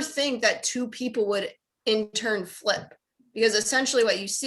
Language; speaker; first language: English; native; English